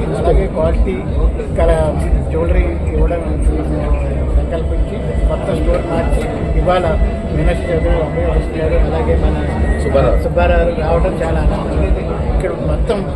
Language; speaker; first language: Telugu; native; Telugu